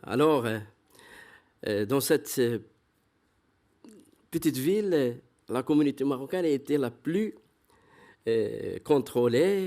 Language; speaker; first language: French; non-native, fluent; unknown